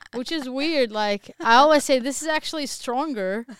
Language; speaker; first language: English; non-native, fluent; Arabic